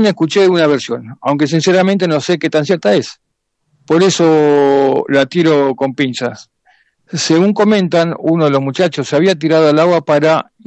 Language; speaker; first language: Spanish; native; Spanish